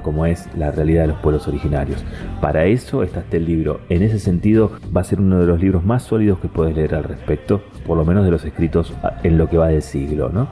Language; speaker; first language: Spanish; native; Spanish